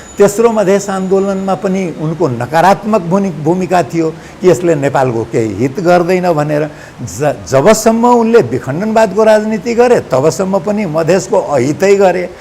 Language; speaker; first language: Nepali; non-native, local second language; Maithili